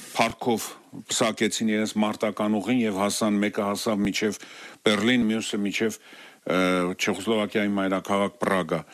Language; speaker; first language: Armenian; native; Armenian